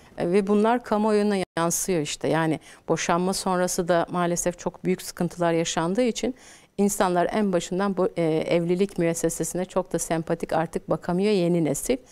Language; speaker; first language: Turkish; native; Turkish